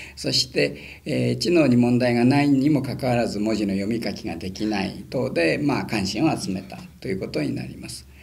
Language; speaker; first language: Japanese; native; Japanese